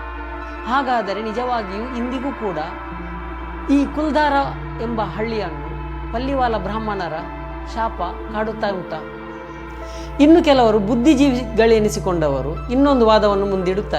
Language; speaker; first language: Kannada; native; Kannada